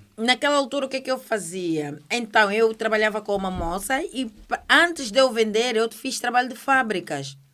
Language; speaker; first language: Portuguese; native; Portuguese